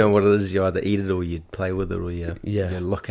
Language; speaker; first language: English; native; English